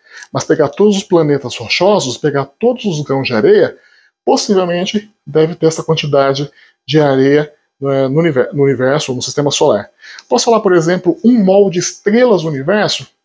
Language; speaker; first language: Portuguese; native; Portuguese